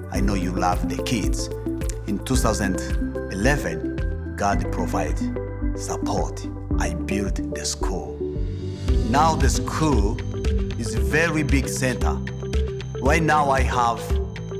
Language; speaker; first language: English; non-native, local second language; Kinyarwanda